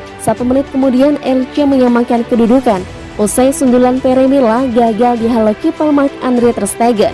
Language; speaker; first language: Indonesian; native; Indonesian